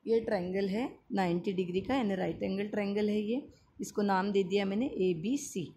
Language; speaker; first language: Hindi; non-native, local second language; Marathi